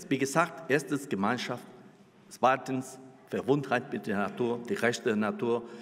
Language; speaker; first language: German; non-native, fluent; Spanish